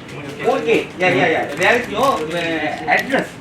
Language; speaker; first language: English; non-native, local second language; Sinhala